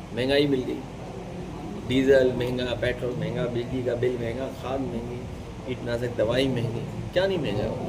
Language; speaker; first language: Hindi; native; Hindi